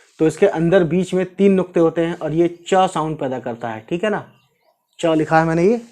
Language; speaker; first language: Hindi; native; Hindi